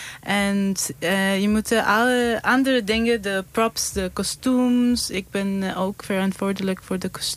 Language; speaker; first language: Dutch; non-native, learner; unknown